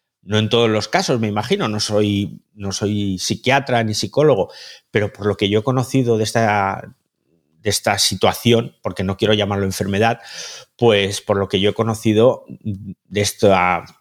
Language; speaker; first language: Spanish; native; Spanish